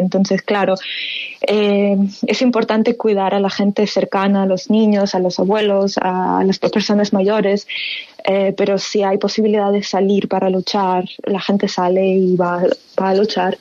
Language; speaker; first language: Spanish; non-native, fluent; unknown